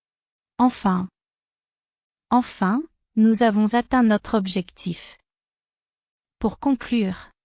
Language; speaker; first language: French; non-native, fluent; Spanish